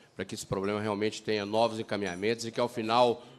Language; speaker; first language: Portuguese; native; Portuguese